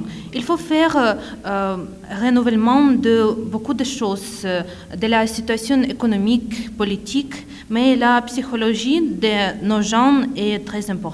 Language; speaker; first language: French; non-native, fluent; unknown